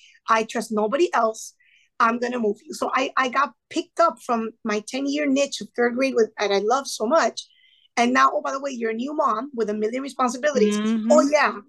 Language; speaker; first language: English; early bilingual, other home language; Spanish